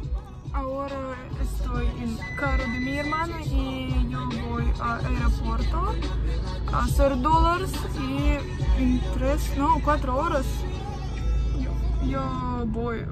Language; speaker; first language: Spanish; non-native, learner; Russian